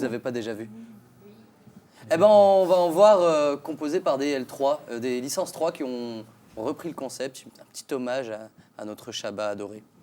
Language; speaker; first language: French; native; French